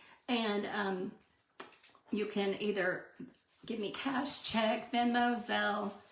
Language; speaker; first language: English; native; English